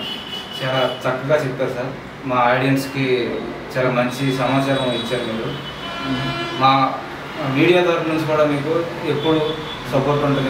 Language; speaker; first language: Telugu; native; Telugu